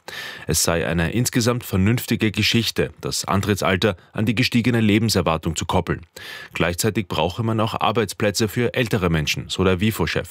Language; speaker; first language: German; native; German